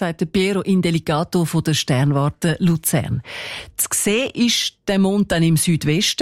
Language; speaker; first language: German; native; German